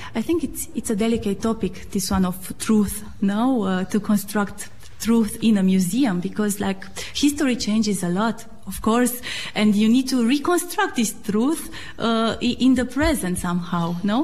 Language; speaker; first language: English; non-native, fluent; Romanian